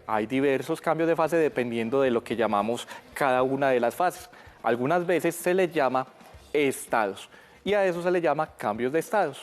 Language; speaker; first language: Spanish; native; Spanish